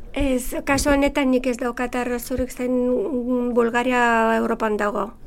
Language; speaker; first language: Basque; non-native, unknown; Bulgarian